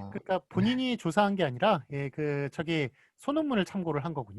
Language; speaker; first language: Korean; native; Korean